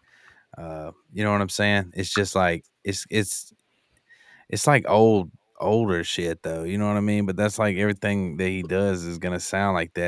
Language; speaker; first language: English; native; English